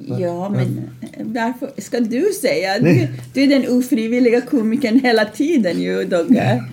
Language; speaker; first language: Swedish; non-native, fluent; Persian